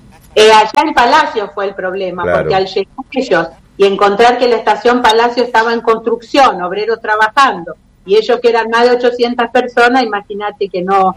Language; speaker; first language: Spanish; native; Spanish